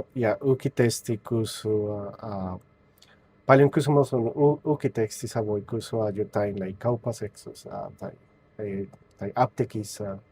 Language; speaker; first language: Finnish; non-native, learner; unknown